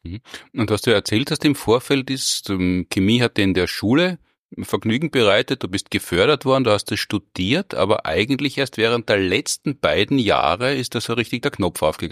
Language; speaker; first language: German; native; German